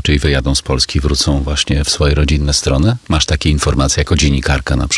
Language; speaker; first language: Polish; native; Polish